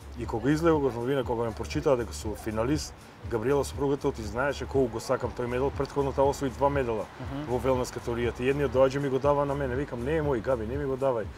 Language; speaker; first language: Macedonian; native; Macedonian